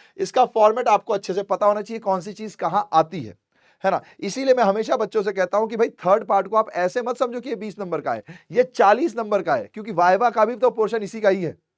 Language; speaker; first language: Hindi; native; Hindi